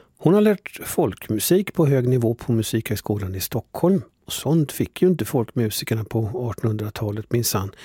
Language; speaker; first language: Swedish; native; Swedish